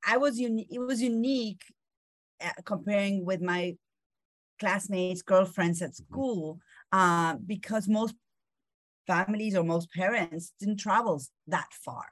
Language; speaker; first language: English; non-native, fluent; Spanish